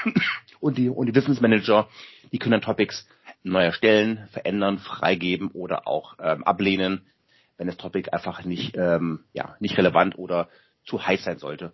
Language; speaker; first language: German; native; German